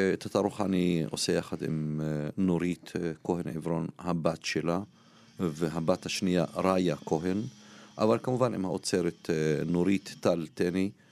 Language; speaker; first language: Hebrew; non-native, local second language; Arabic